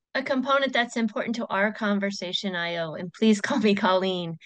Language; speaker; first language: English; native; English